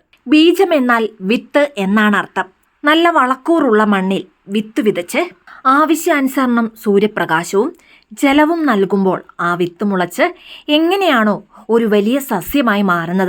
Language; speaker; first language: Malayalam; native; Malayalam